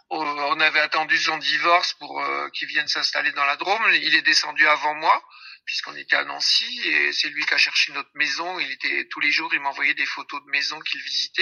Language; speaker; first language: French; native; French